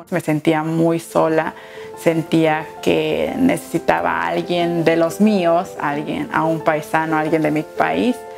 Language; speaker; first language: Spanish; native; Spanish